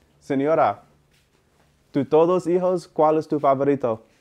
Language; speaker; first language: Spanish; non-native, learner; English